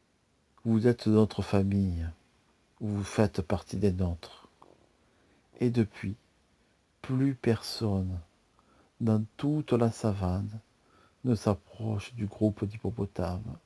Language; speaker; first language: French; native; French